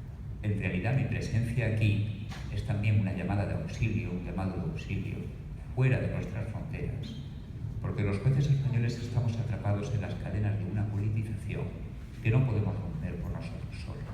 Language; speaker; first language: Spanish; native; Spanish